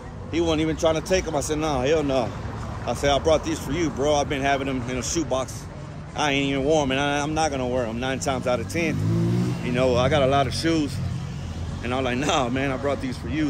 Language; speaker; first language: English; early bilingual, other home language; Spanish